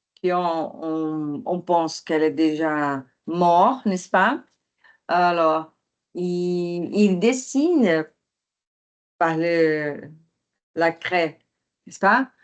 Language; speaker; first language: French; non-native, fluent; Portuguese